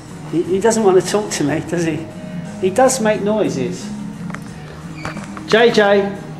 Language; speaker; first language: English; native; English